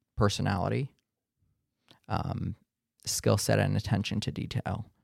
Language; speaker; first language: English; non-native, fluent; Hebrew